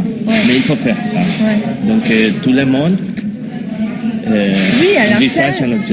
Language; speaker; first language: French; non-native, learner; Spanish